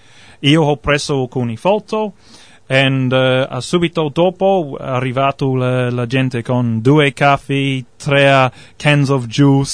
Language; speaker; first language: Italian; non-native, learner; English